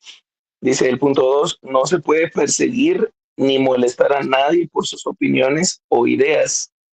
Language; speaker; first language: Spanish; native; Spanish